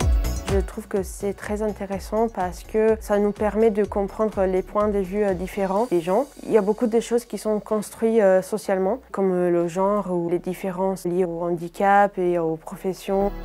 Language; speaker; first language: French; non-native, fluent; Italian